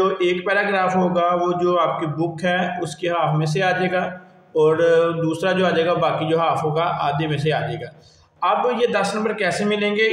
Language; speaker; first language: Urdu; non-native, local second language; Punjabi